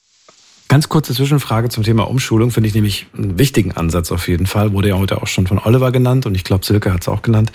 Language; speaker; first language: German; native; German